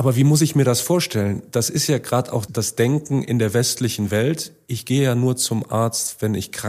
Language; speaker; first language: German; native; German